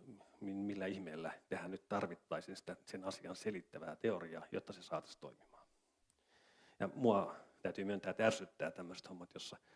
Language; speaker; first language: Finnish; native; Finnish